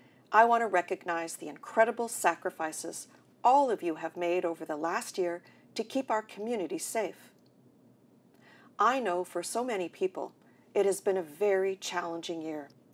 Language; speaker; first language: English; native; English